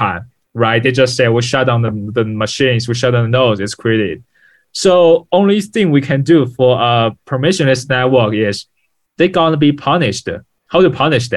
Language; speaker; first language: English; non-native, fluent; Chinese